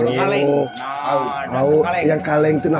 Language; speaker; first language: Indonesian; native; Indonesian